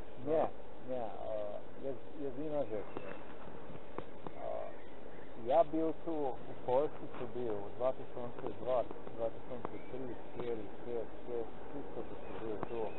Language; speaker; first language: Polish; non-native, learner; Ukrainian